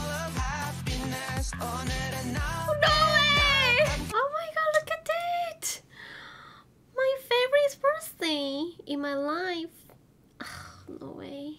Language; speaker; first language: English; non-native, learner; Korean